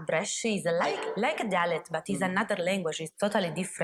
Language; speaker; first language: English; non-native, learner; Italian